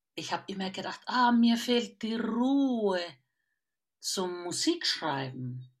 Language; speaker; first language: German; non-native, fluent; Finnish